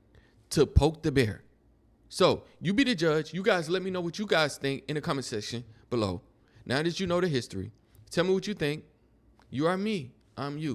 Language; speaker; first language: English; native; English